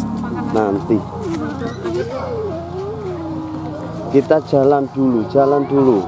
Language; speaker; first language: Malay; non-native, local second language; Javanese